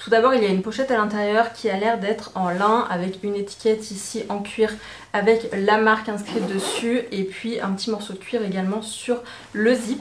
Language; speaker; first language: French; native; French